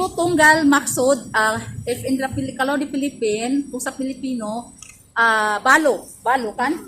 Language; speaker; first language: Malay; non-native, fluent; Filipino